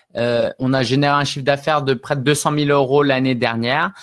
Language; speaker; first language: French; native; French